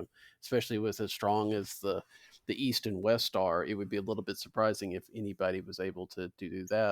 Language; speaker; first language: English; native; English